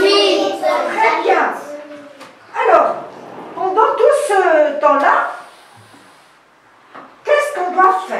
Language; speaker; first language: French; non-native, local second language; Arabic